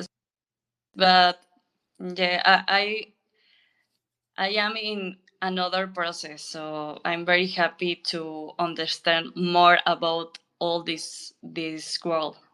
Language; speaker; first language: English; non-native, learner; Spanish